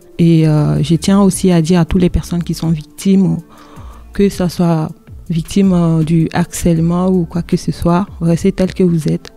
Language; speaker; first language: French; non-native, local second language; Dyula